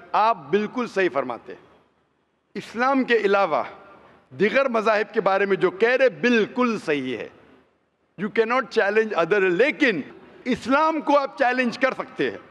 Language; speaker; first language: Hindi; non-native, local second language; Konkani